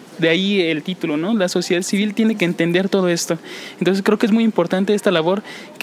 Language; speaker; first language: Spanish; native; Spanish